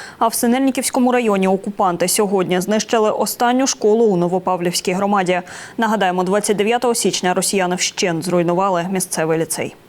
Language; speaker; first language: Ukrainian; native; Ukrainian